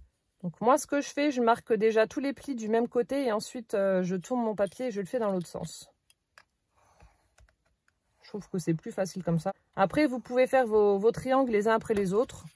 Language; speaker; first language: French; native; French